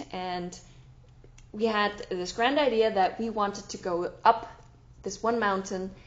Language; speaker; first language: English; non-native, fluent; German